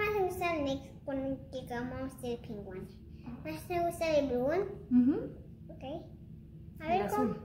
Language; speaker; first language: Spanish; early bilingual, heritage; English